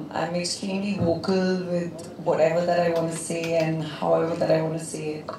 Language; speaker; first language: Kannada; non-native, local second language; Punjabi